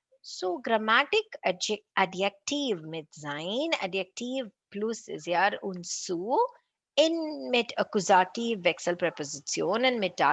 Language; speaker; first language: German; non-native, fluent; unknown